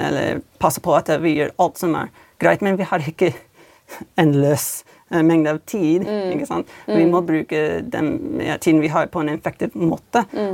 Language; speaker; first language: Norwegian; non-native, fluent; English